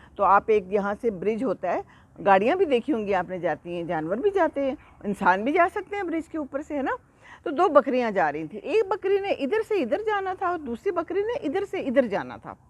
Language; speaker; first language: Urdu; native; Urdu